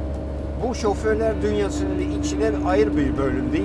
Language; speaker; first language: Turkish; non-native, fluent; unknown